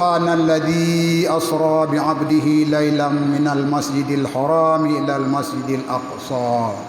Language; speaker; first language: Malay; non-native, local second language; Achinese